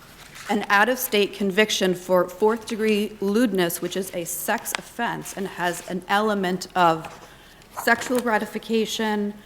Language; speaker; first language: English; native; English